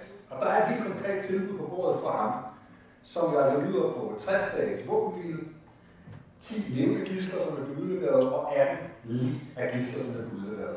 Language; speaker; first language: Danish; native; Danish